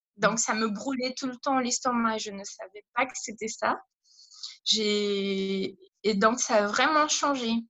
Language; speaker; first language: French; non-native, fluent; Portuguese